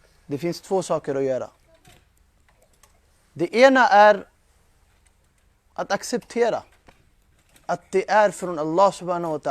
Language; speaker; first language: Swedish; non-native, fluent; Urdu